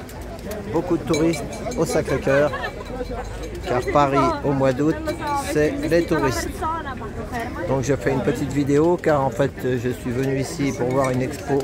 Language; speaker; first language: French; native; French